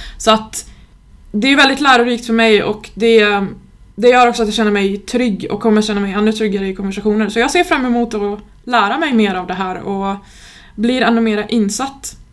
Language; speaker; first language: Swedish; non-native, fluent; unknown